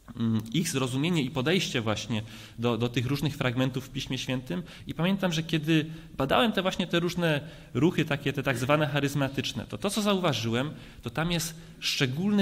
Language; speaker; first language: Polish; native; Polish